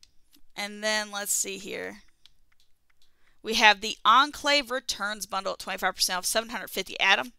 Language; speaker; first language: English; native; English